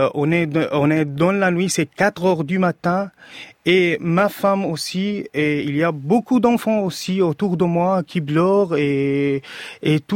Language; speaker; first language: French; non-native, fluent; Arabic